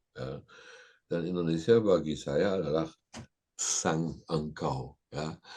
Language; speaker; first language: Indonesian; non-native, fluent; German